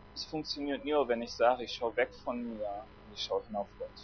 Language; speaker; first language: German; native; German